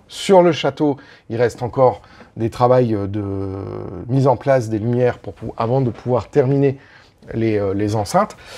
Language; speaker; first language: French; native; French